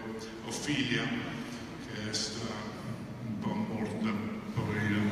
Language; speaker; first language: Italian; non-native, fluent; English